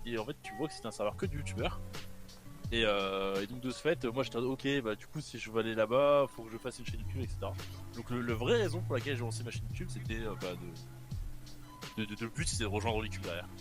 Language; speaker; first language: French; native; French